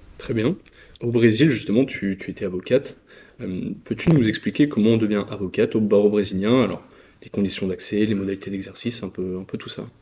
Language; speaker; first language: French; native; French